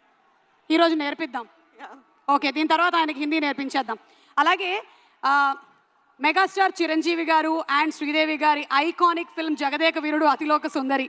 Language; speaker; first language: Telugu; native; Telugu